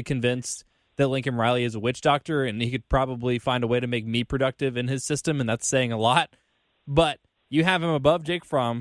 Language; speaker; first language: English; native; English